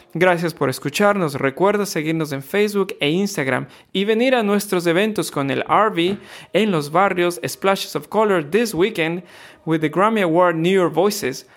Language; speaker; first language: English; non-native, fluent; Spanish